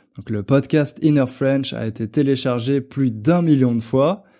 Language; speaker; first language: French; native; French